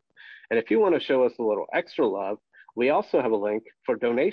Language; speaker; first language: English; native; English